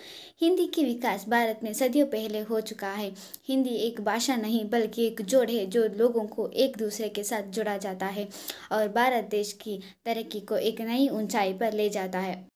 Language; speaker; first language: Hindi; non-native, local second language; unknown